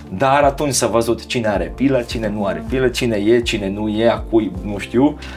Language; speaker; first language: Romanian; non-native, fluent; Serbian